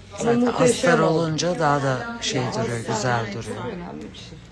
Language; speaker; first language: Turkish; native; Turkish